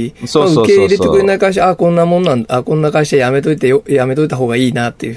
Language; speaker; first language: Japanese; native; Japanese